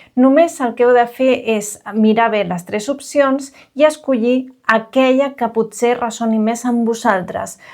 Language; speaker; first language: Catalan; non-native, local second language; Spanish